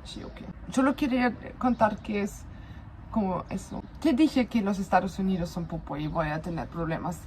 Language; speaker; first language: Spanish; non-native, fluent; German